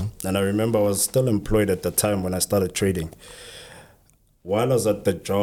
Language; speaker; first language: English; non-native, local second language; Southern Sotho